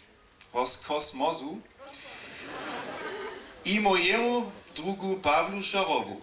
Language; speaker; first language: Russian; non-native, learner; German